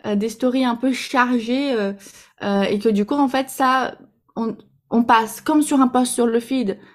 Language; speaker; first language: French; non-native, fluent; Portuguese